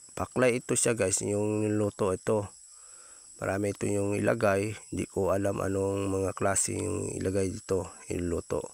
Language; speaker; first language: Filipino; non-native, local second language; Cebuano